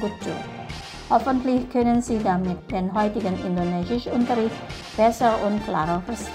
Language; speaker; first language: German; non-native, fluent; Indonesian